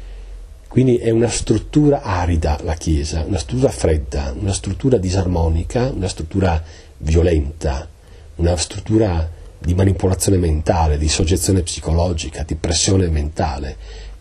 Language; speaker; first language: Italian; native; Italian